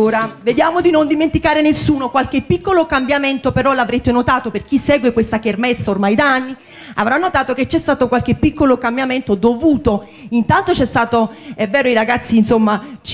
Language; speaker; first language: Italian; native; Italian